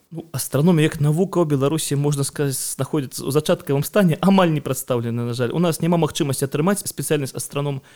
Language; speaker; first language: Belarusian; non-native, local second language; Russian